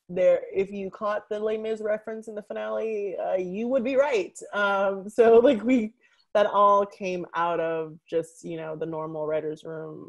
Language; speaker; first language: English; native; English